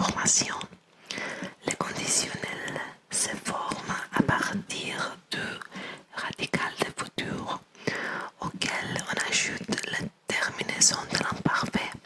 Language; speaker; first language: French; non-native, learner; English